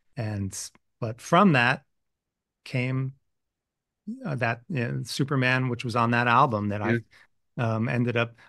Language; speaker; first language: English; native; English